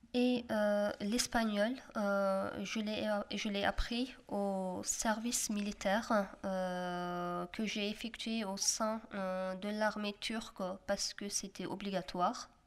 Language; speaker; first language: French; non-native, fluent; Kurdish